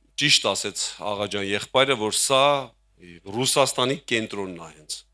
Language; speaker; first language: Armenian; native; Armenian